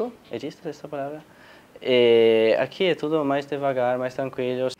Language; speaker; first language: Portuguese; non-native, fluent; Italian